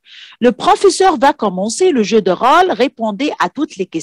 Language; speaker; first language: French; non-native, fluent; Arabic